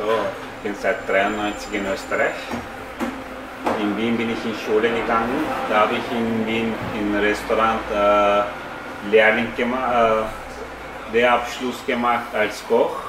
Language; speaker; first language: German; early bilingual, other home language; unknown